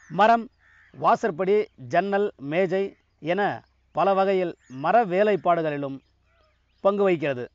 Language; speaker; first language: Tamil; native; Tamil